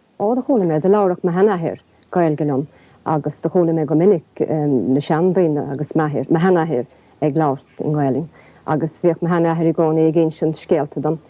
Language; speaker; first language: Irish; non-native, local second language; English